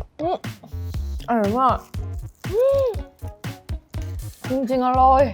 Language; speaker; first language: Thai; non-native, learner; Korean